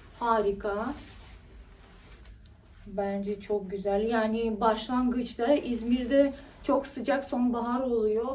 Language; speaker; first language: Turkish; non-native, fluent; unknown